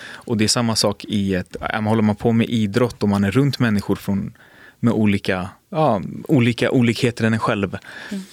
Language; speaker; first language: Swedish; native; Swedish